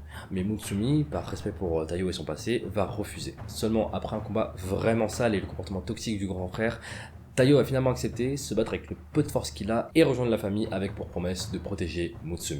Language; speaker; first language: French; native; French